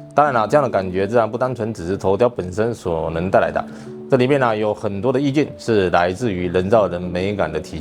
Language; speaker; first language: Chinese; native; Chinese